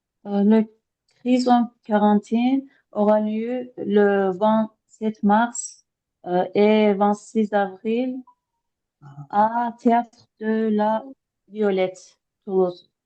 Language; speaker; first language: French; non-native, learner; Azerbaijani